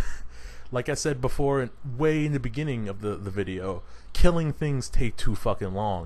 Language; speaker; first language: English; native; English